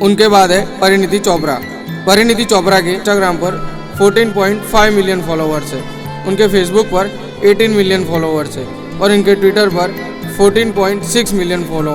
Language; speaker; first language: Hindi; native; Hindi